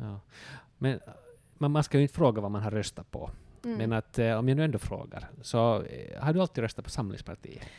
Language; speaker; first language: Swedish; native; Swedish